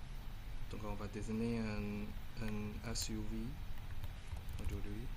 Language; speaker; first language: French; non-native, learner; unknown